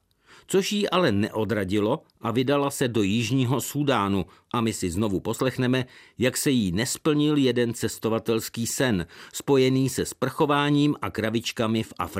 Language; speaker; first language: Czech; native; Czech